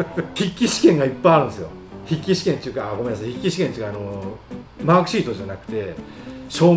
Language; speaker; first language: Japanese; native; Japanese